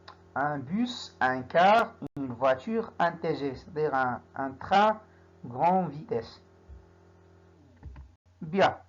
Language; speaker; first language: French; non-native, local second language; Arabic